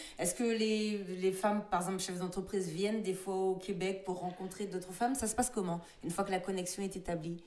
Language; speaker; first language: French; native; French